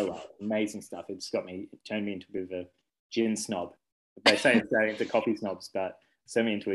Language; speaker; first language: English; native; English